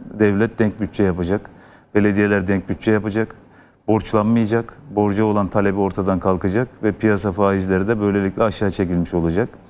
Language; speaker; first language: Turkish; native; Turkish